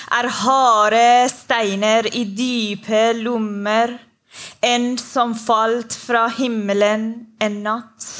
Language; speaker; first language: Norwegian; non-native, learner; Persian